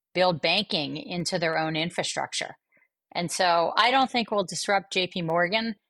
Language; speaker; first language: English; native; English